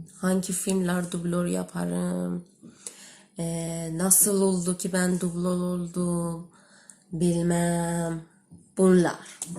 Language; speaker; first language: Turkish; non-native, learner; Persian